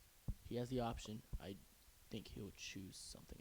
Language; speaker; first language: English; native; English